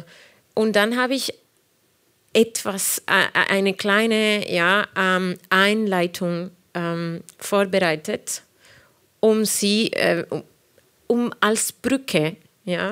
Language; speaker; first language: German; non-native, fluent; Spanish